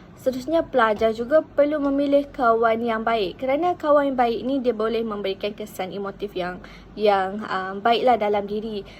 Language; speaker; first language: Malay; native; Malay